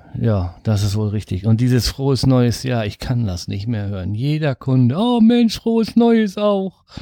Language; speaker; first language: German; native; German